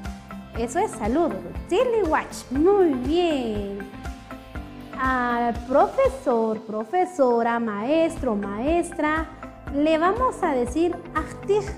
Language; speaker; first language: Spanish; non-native, local second language; Kʼicheʼ